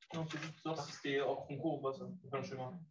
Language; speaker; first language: French; native; French